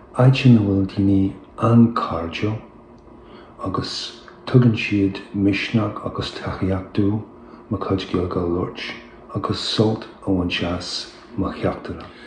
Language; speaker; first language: Irish; non-native, local second language; English